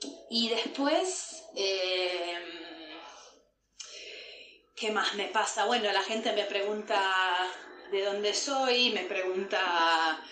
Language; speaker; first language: Spanish; non-native, fluent; Italian